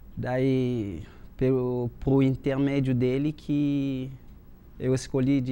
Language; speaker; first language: Portuguese; non-native, fluent; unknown